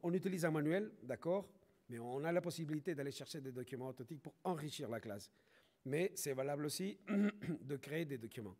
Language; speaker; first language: French; non-native, fluent; Spanish